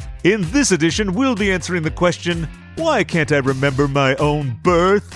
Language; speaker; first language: English; native; English